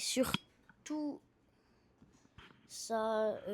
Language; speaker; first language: French; non-native, learner; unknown